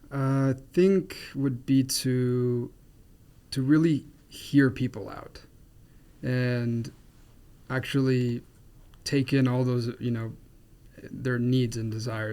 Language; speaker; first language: English; non-native, fluent; Spanish